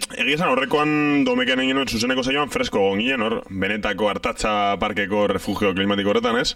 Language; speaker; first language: Basque; native; Basque